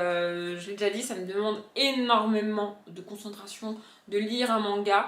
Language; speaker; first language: French; native; French